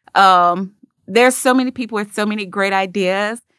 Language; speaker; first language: English; native; English